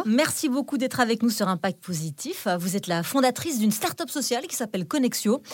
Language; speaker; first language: French; native; French